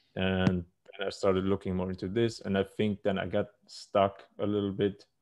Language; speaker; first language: English; non-native, fluent; German